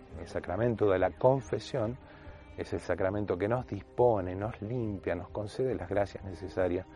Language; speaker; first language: Spanish; native; Spanish